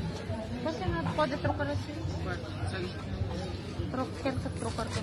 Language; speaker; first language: Portuguese; non-native, learner; Filipino